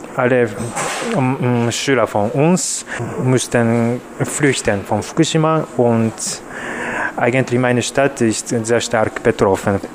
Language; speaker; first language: German; non-native, learner; Japanese